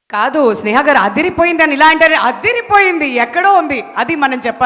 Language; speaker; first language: Telugu; native; Telugu